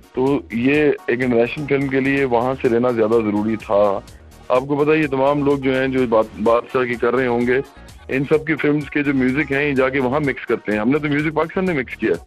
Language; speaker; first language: Urdu; non-native, local second language; Punjabi